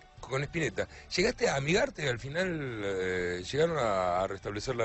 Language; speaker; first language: Spanish; native; Spanish